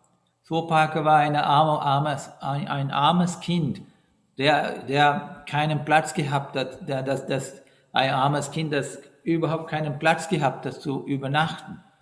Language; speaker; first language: German; non-native, fluent; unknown